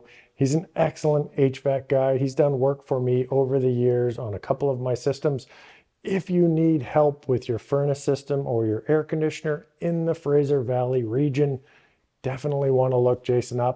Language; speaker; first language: English; native; English